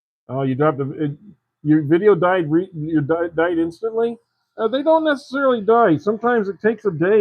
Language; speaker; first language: English; native; English